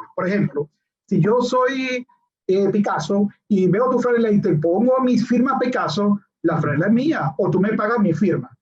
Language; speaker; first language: Spanish; non-native, local second language; English